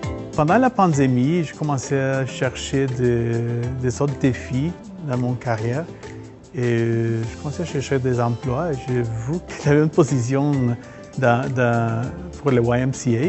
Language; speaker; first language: French; non-native, fluent; Spanish